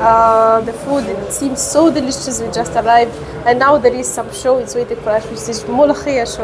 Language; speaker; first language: English; non-native, local second language; Arabic